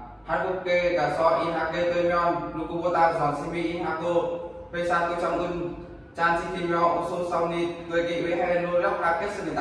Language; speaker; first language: Korean; non-native, learner; Vietnamese